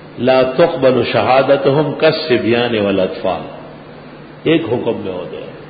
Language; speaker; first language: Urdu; non-native, local second language; Pashto